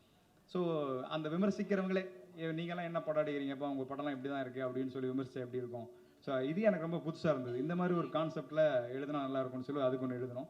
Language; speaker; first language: Tamil; native; Tamil